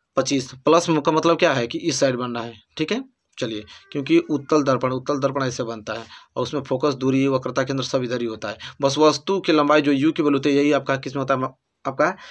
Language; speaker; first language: Hindi; native; Hindi